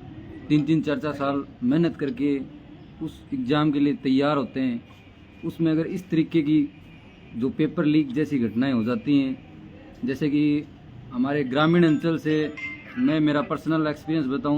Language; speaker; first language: Hindi; native; Hindi